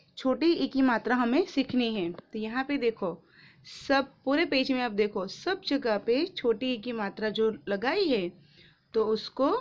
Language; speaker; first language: Hindi; non-native, local second language; Gujarati